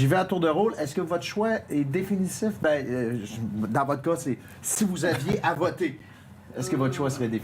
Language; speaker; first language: French; native; French